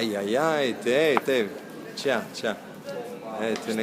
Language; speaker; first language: Lithuanian; non-native, learner; Italian